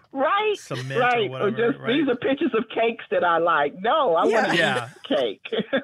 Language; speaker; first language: English; native; English